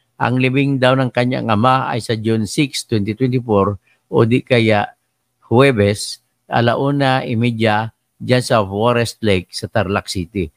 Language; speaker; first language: Filipino; non-native, local second language; Cebuano